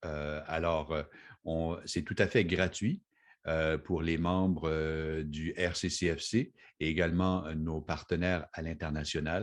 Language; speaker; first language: French; native; French